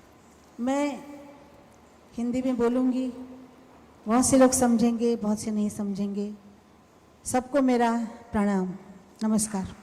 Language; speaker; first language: Hindi; non-native, local second language; Marathi